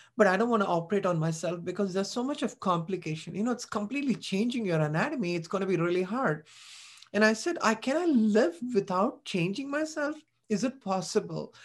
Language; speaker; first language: English; non-native, local second language; Tamil